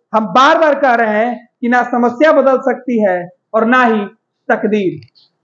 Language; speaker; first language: Hindi; native; Hindi